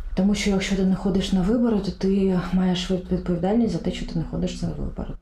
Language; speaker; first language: Ukrainian; non-native, local second language; Russian